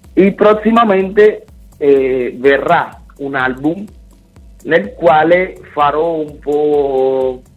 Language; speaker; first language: Italian; non-native, fluent; Spanish